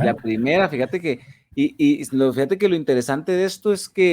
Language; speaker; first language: Spanish; native; Spanish